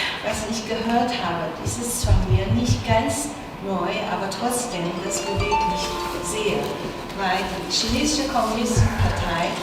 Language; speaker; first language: German; non-native, fluent; Chinese